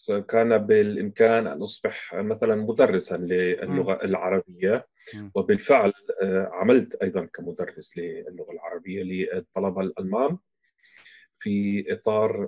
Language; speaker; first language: Arabic; non-native, fluent; German